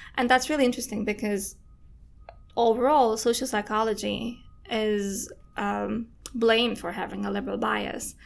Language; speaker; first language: English; non-native, fluent; Turkish